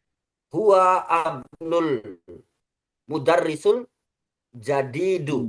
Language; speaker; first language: Arabic; non-native, learner; Indonesian